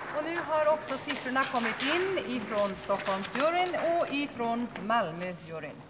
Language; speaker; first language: Swedish; native; Swedish